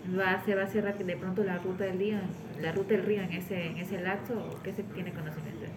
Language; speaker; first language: Spanish; native; Spanish